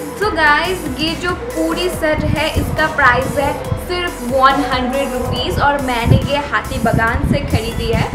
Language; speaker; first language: Hindi; non-native, local second language; Bangla